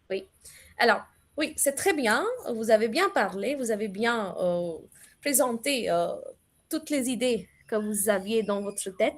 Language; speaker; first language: French; non-native, fluent; Hindi